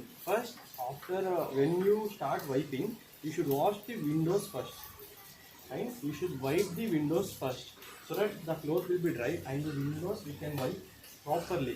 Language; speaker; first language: English; non-native, local second language; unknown